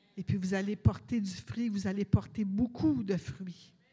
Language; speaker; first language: French; native; French